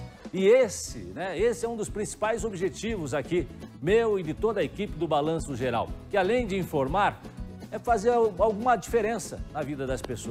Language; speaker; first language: Portuguese; native; Portuguese